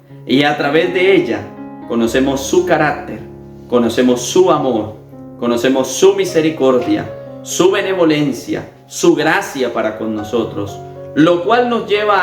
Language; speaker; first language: Spanish; native; Spanish